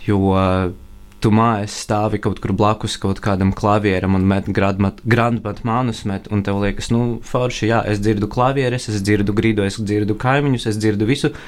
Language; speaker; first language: Latvian; non-native, local second language; Russian